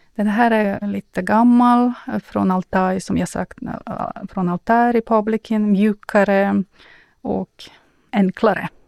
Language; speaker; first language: Swedish; non-native, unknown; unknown